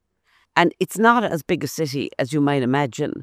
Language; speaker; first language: English; native; English